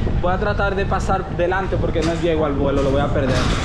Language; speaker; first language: Spanish; native; Spanish